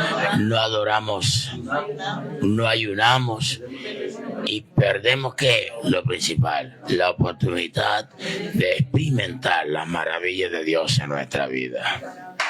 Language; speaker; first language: Spanish; native; Spanish